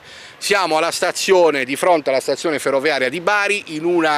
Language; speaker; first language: Italian; native; Italian